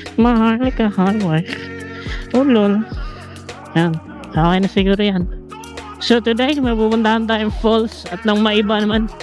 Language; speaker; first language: Filipino; non-native, local second language; Cebuano